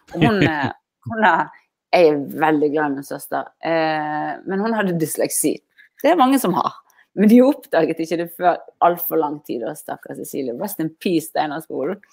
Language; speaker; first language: Norwegian; native; Norwegian